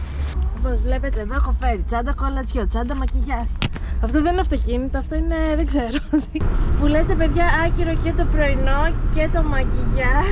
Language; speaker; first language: Greek; native; Greek